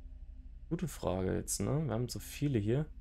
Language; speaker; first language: German; native; German